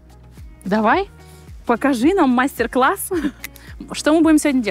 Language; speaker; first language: Russian; native; Russian